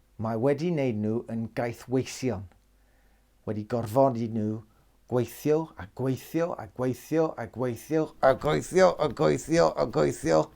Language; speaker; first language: Welsh; non-native, local second language; English